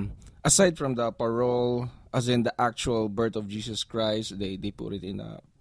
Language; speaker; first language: English; non-native, local second language; Filipino